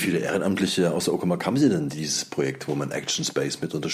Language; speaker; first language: German; native; German